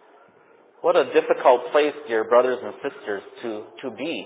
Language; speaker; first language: English; native; English